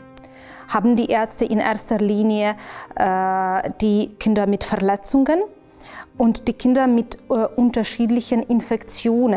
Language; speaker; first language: German; non-native, fluent; Ukrainian